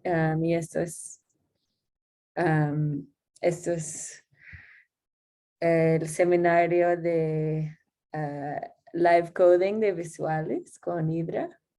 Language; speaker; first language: Spanish; non-native, fluent; English